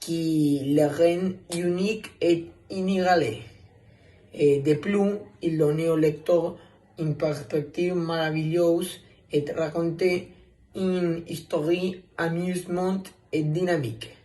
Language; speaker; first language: French; non-native, learner; Spanish